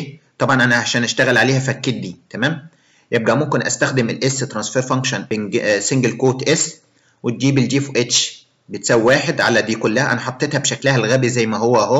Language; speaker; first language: Arabic; native; Arabic